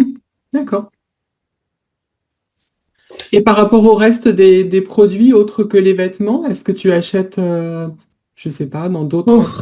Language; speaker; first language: French; native; French